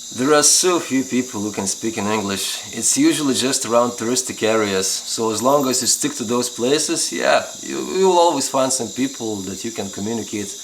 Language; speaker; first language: English; non-native, fluent; Lithuanian